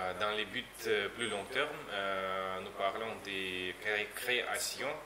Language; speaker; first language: French; non-native, learner; Russian